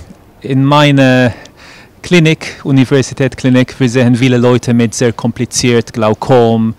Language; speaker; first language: German; non-native, fluent; English